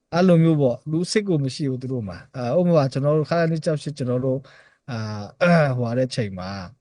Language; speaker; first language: Burmese; non-native, local second language; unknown